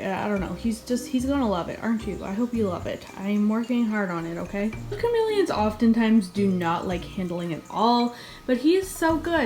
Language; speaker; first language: English; native; English